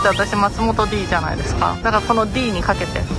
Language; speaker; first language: Japanese; native; Japanese